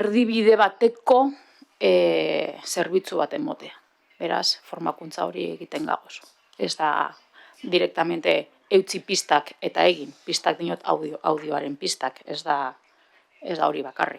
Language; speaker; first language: Basque; native; Basque